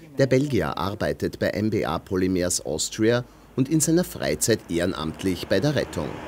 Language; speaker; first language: German; native; German